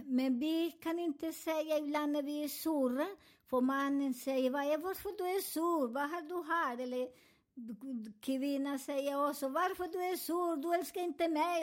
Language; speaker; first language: Swedish; non-native, fluent; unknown